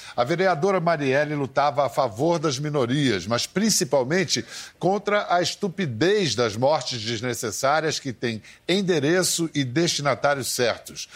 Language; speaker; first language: Portuguese; native; Portuguese